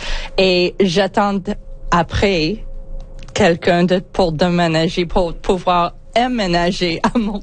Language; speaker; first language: French; non-native, fluent; English